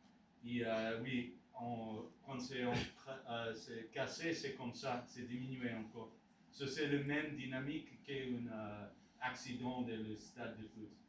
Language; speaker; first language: French; non-native, learner; English